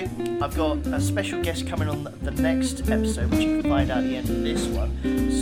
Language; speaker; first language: English; native; English